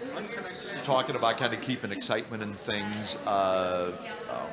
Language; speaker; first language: English; native; English